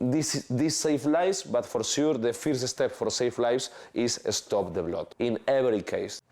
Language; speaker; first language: English; non-native, learner; Spanish